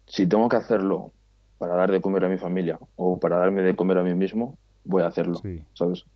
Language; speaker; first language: Spanish; native; Spanish